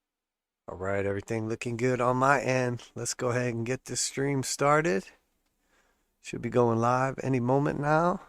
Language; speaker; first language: English; native; English